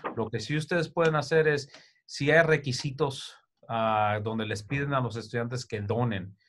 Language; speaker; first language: Spanish; early bilingual, heritage; Spanish